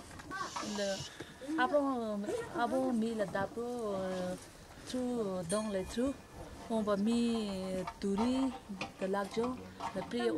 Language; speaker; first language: French; non-native, learner; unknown